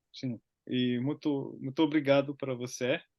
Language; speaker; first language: Portuguese; non-native, learner; Finnish